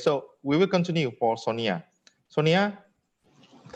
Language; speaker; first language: English; non-native, fluent; Indonesian